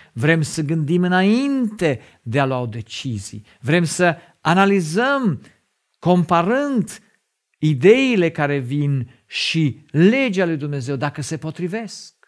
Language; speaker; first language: Romanian; non-native, fluent; German